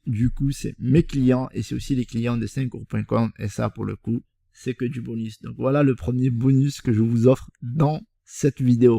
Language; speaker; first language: French; native; French